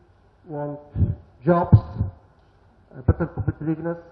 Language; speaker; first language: English; non-native, learner; Polish